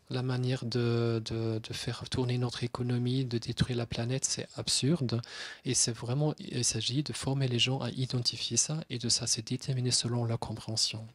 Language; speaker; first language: French; non-native, fluent; German